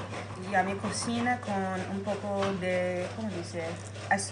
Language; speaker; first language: Spanish; non-native, learner; English